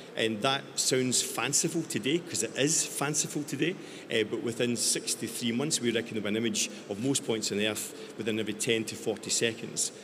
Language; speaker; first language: English; native; English